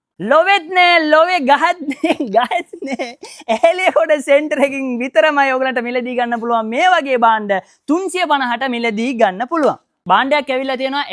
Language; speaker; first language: Sinhala; non-native, local second language; Tamil